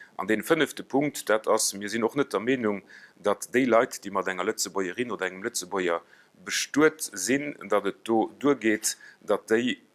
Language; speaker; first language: Luxembourgish; native; Luxembourgish